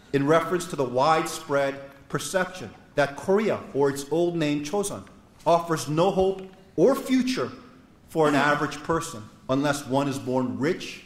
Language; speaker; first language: English; non-native, fluent; Korean